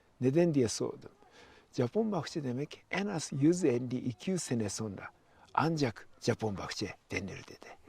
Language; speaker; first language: Turkish; non-native, fluent; Japanese